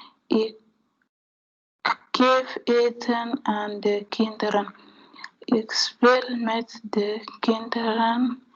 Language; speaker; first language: Dutch; non-native, learner; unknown